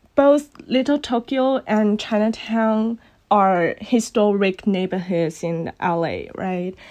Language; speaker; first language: English; non-native, fluent; Cantonese